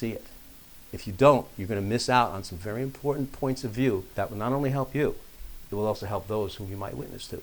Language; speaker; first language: English; native; English